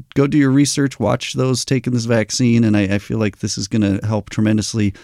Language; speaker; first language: English; native; English